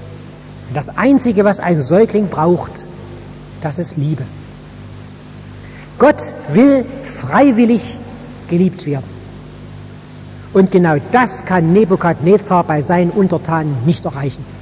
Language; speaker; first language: German; native; German